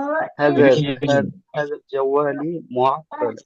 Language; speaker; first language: Arabic; non-native, learner; Bangla